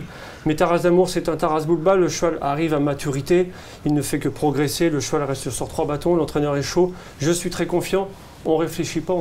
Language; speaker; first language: French; native; French